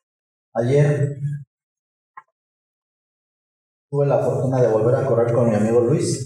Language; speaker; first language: Spanish; native; Spanish